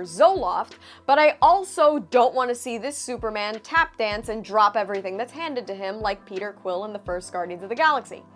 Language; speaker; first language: English; native; English